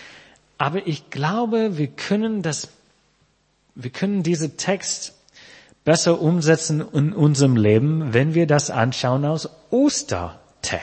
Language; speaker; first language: German; non-native, fluent; English